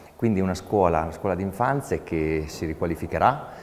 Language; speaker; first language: Italian; native; Italian